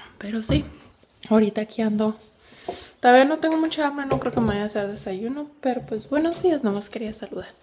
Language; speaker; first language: Spanish; native; Spanish